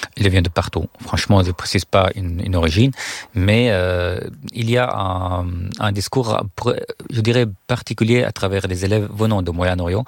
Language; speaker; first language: French; non-native, fluent; Arabic